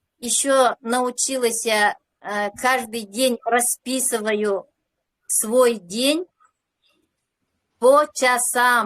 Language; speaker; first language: Russian; native; Russian